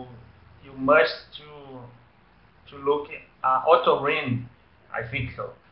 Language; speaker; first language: English; non-native, learner; Portuguese